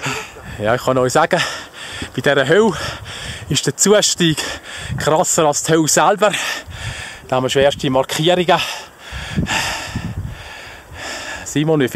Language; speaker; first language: German; native; German